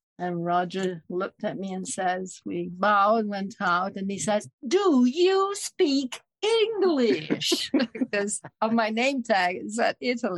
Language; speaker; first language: English; non-native, fluent; Italian